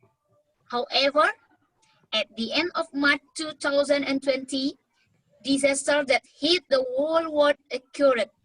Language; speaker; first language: English; non-native, learner; Indonesian